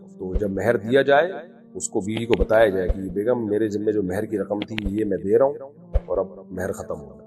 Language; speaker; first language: Urdu; native; Urdu